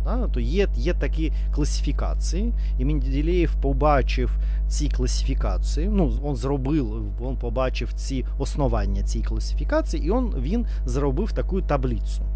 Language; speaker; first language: Ukrainian; non-native, learner; Russian